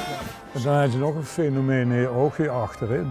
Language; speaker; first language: Dutch; native; Dutch